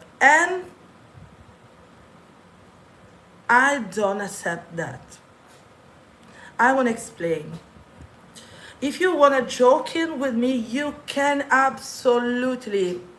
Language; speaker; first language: English; non-native, fluent; Italian